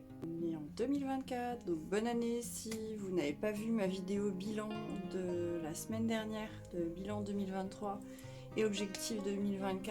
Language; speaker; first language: French; native; French